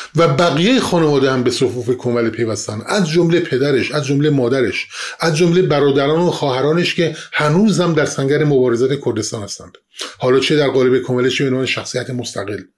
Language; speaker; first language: Persian; non-native, local second language; Kurdish